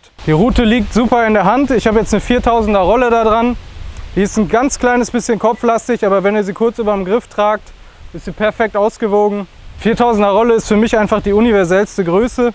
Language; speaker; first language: German; native; German